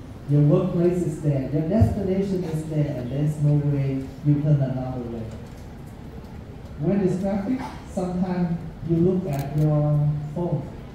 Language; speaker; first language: English; non-native, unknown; Vietnamese